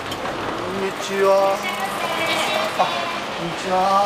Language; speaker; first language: Japanese; native; Japanese